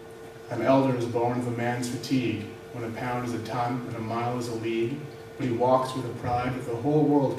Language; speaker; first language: English; native; English